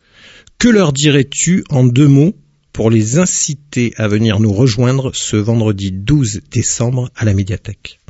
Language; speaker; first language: French; native; French